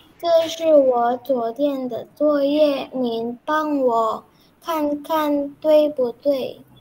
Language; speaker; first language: Chinese; non-native, learner; Indonesian